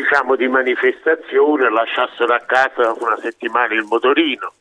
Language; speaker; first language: Italian; native; Italian